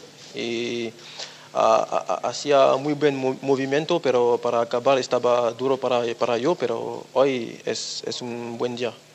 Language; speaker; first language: Spanish; non-native, learner; French